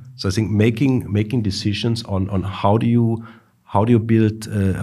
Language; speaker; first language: English; non-native, fluent; German